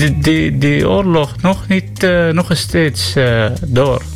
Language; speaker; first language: Dutch; non-native, learner; Arabic